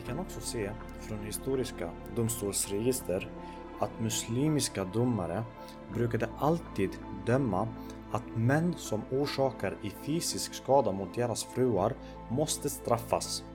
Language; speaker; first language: Swedish; early bilingual, other home language; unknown